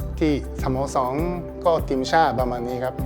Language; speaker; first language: Thai; non-native, learner; Japanese